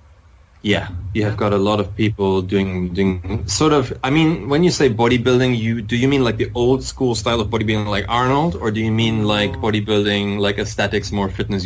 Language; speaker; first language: English; non-native, fluent; German